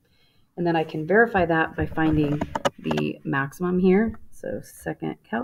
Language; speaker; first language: English; native; English